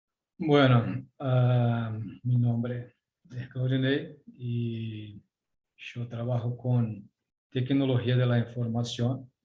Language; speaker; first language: Spanish; non-native, learner; Portuguese